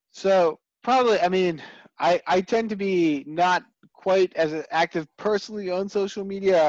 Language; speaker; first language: English; native; English